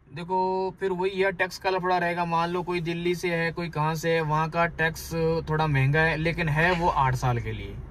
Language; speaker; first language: Hindi; native; Hindi